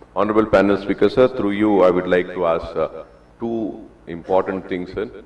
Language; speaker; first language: English; non-native, local second language; Urdu